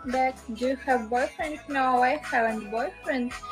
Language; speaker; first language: English; non-native, learner; Russian